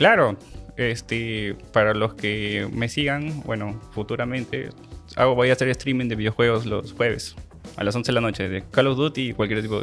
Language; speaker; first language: Spanish; native; Spanish